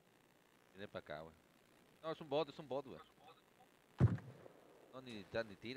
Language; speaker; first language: Spanish; native; Spanish